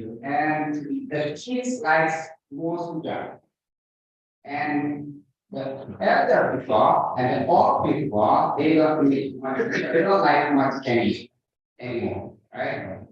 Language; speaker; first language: English; non-native, fluent; Indonesian